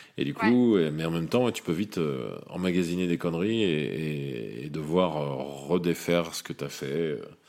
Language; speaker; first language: French; native; French